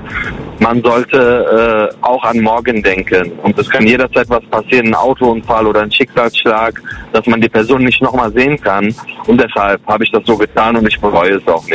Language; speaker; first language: German; early bilingual, other home language; Kurdish